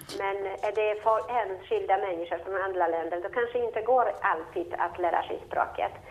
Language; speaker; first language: Swedish; non-native, fluent; Polish